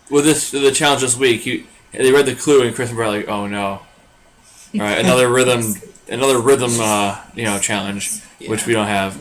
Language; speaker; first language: English; native; English